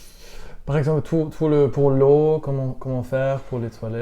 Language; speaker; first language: French; non-native, learner; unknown